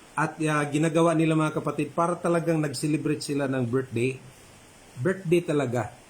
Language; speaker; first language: Filipino; non-native, local second language; Cebuano